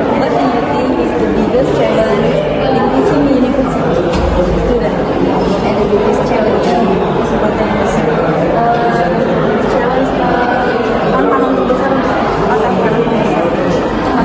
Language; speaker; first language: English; non-native, learner; Indonesian